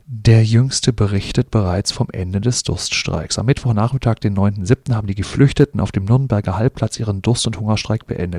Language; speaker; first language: German; native; German